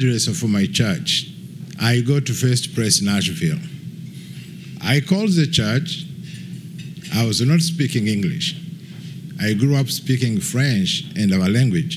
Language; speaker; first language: English; non-native, local second language; Kinyarwanda